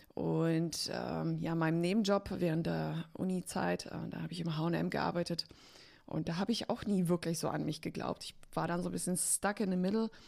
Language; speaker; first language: German; early bilingual, heritage; Polish